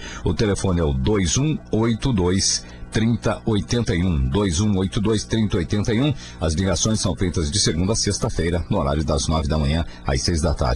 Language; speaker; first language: Portuguese; native; Portuguese